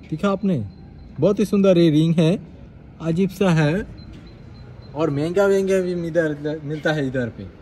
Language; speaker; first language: Hindi; non-native, learner; Bangla